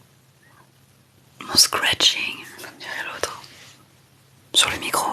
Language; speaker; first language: French; native; French